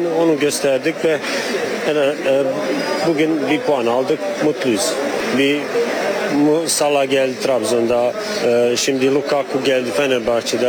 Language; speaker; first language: Turkish; non-native, learner; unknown